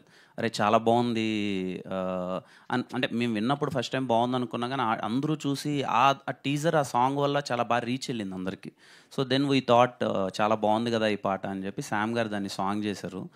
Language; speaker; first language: Telugu; native; Telugu